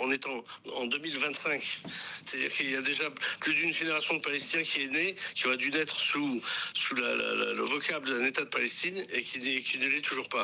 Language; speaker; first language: French; native; French